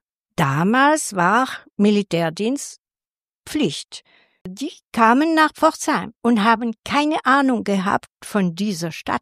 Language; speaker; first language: German; non-native, fluent; French